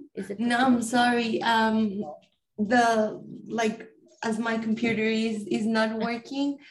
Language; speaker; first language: English; non-native, fluent; Spanish